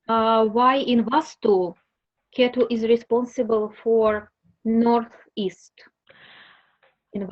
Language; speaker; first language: English; non-native, learner; Russian